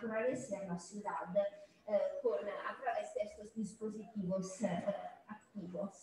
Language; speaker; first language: Spanish; non-native, fluent; Italian